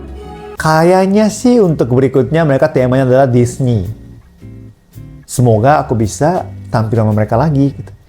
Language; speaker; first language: Indonesian; non-native, fluent; Japanese